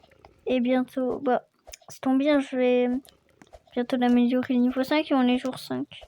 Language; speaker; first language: French; native; French